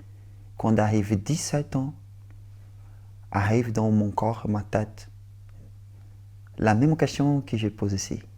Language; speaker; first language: French; non-native, learner; Portuguese